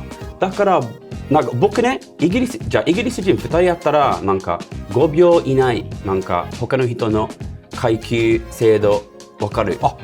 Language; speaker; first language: Japanese; non-native, learner; English